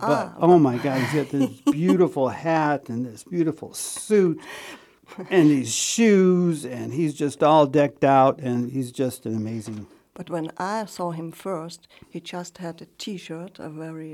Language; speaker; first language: English; non-native, fluent; German